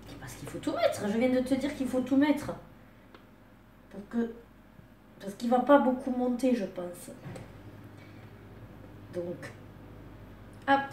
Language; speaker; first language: French; native; French